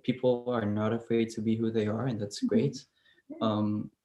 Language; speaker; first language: English; non-native, fluent; Portuguese